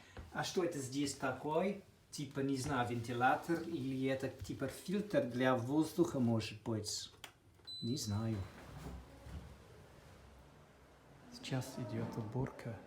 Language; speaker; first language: Russian; non-native, fluent; English